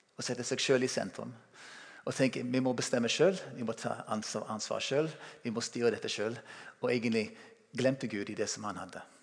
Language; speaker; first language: Norwegian; non-native, fluent; English